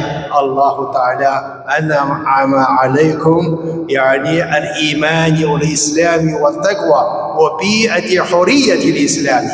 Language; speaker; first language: Arabic; non-native, fluent; Chinese